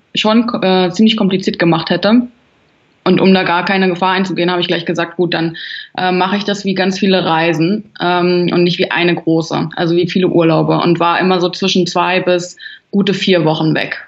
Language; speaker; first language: German; native; German